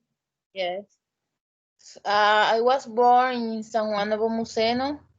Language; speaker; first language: English; non-native, learner; Spanish